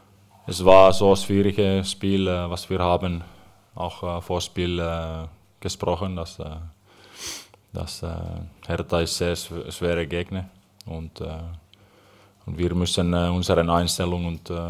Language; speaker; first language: German; non-native, fluent; Finnish